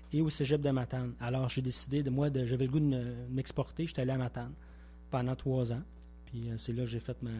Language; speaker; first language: French; native; French